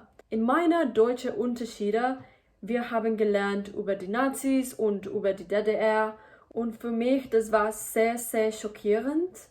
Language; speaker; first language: German; non-native, learner; Spanish